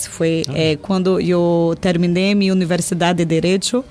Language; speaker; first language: Spanish; non-native, learner; Portuguese